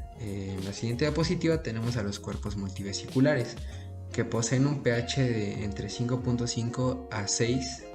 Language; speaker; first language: Spanish; native; Spanish